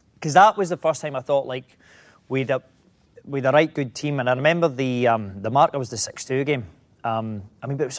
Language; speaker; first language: English; native; English